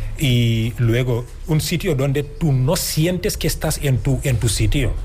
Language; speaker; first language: Spanish; non-native, fluent; Wolof